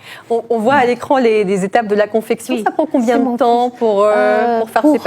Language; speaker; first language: French; native; French